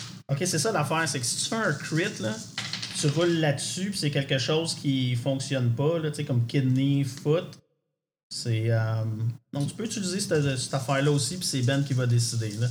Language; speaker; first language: French; native; French